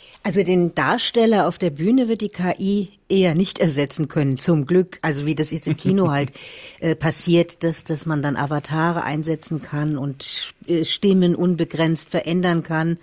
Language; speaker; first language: German; native; German